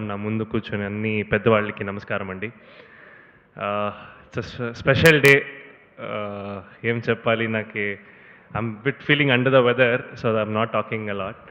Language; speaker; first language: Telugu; non-native, learner; Kannada